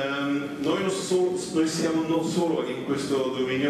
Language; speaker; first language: Italian; non-native, fluent; Dutch